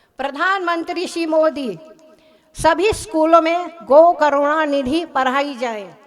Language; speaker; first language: Hindi; early bilingual, heritage; Hindi